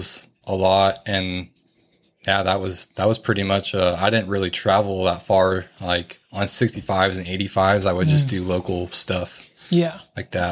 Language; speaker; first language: English; native; English